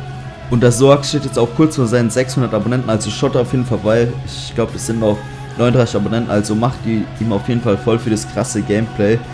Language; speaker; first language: German; native; German